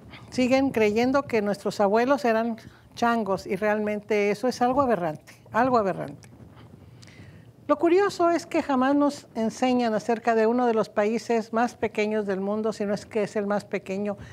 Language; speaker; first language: Spanish; native; Spanish